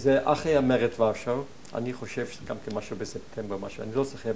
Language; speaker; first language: Hebrew; non-native, fluent; German